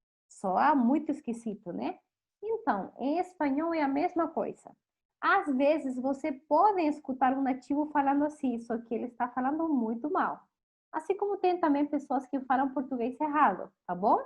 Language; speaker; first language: Portuguese; non-native, fluent; Spanish